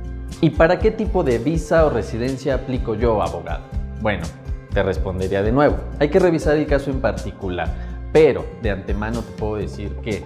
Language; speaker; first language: Spanish; native; Spanish